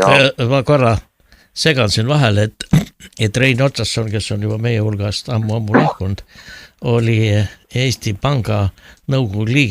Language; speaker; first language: Estonian; native; Estonian